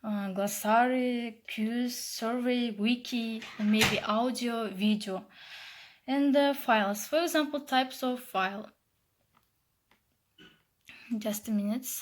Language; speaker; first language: English; non-native, learner; Kazakh